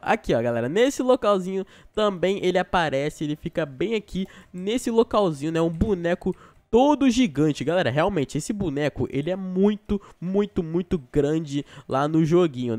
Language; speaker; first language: Portuguese; native; Portuguese